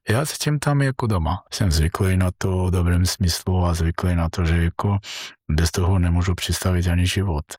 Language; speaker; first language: Czech; non-native, fluent; Georgian